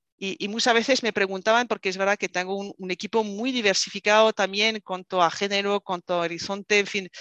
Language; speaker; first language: Spanish; non-native, fluent; French